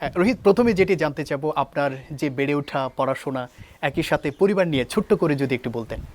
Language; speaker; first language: Bangla; native; Bangla